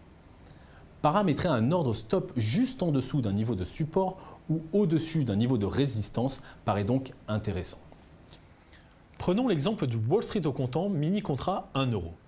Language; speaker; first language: French; native; French